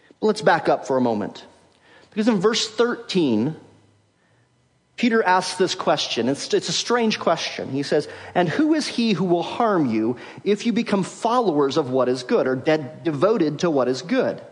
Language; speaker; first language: English; native; English